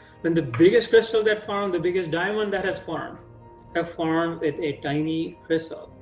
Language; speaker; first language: English; non-native, local second language; Hindi